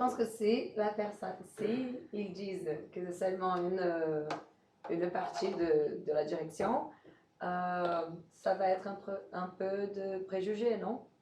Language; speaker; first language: French; non-native, fluent; Portuguese